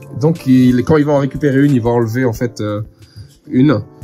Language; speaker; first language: French; native; French